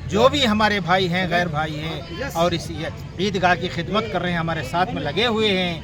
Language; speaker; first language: Urdu; native; Urdu